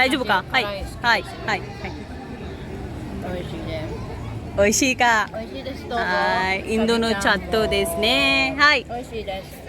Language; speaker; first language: Japanese; non-native, learner; Marathi